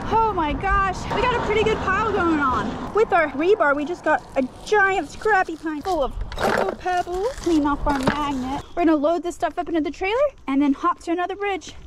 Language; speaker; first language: English; native; English